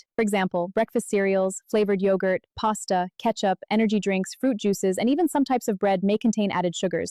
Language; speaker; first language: English; non-native, fluent; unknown